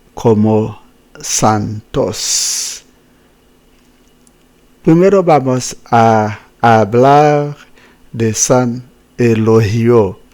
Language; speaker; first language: Spanish; non-native, fluent; Haitian Creole